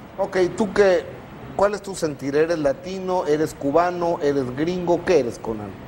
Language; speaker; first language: Spanish; native; Spanish